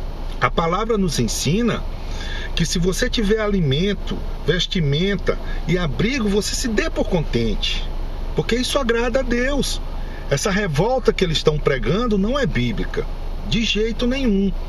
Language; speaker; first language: Portuguese; native; Portuguese